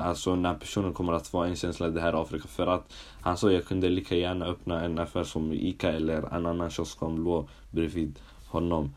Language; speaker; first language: Swedish; early bilingual, other home language; Somali